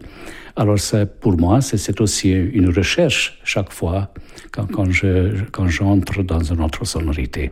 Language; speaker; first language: French; non-native, fluent; Hungarian